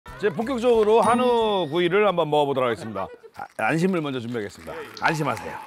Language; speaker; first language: Korean; native; Korean